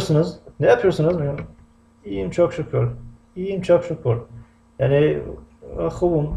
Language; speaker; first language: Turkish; non-native, fluent; Tajik